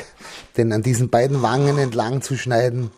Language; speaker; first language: German; native; German